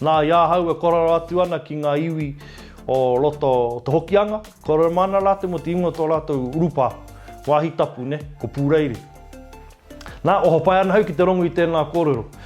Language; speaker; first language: Māori; non-native, local second language; English